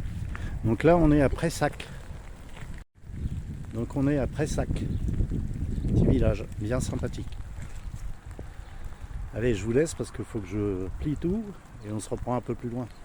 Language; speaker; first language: French; native; French